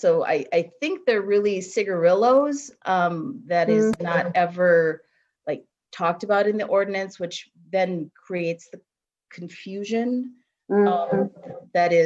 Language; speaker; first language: English; native; English